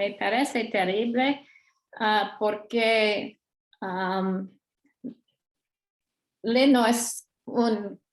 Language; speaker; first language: Spanish; non-native, learner; English